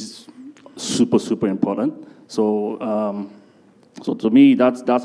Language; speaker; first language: English; non-native, local second language; Igbo